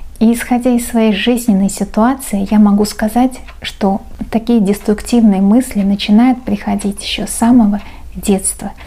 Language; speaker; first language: Russian; non-native, local second language; Uzbek